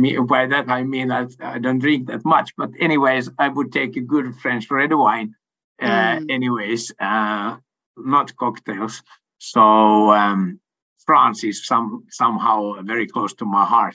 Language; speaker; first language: English; non-native, fluent; Swedish